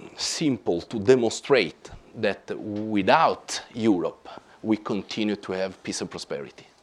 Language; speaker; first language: English; non-native, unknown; Italian